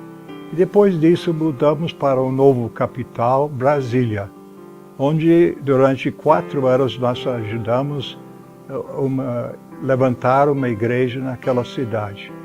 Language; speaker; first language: Portuguese; non-native, fluent; English